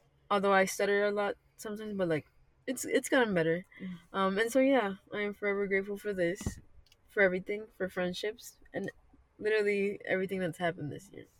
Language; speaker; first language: English; early bilingual, other home language; Spanish